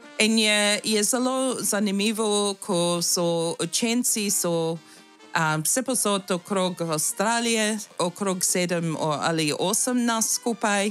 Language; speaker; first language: Slovenian; non-native, learner; English